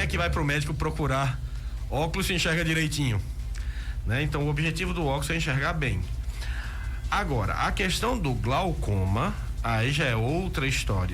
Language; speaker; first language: Portuguese; native; Portuguese